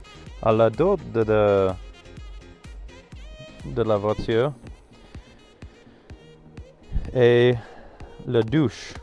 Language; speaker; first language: French; non-native, learner; English